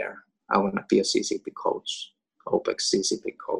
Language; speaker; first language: English; non-native, fluent; Finnish